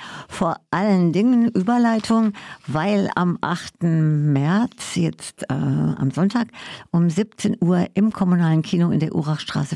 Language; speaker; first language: German; native; German